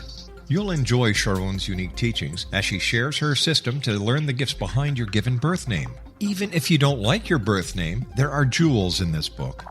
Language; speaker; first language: English; native; English